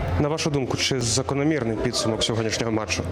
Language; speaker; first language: Ukrainian; native; Ukrainian